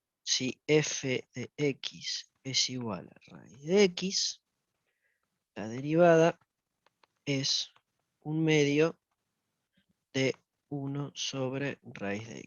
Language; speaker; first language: Spanish; native; Spanish